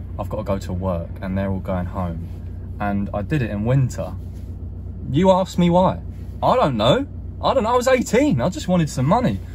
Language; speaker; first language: English; native; English